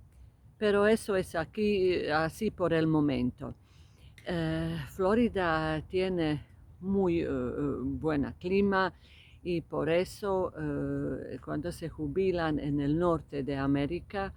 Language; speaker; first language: Spanish; non-native, fluent; Croatian